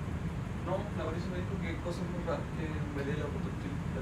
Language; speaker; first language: Spanish; native; Spanish